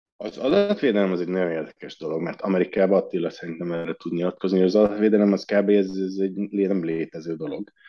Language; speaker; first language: Hungarian; early bilingual, heritage; Hungarian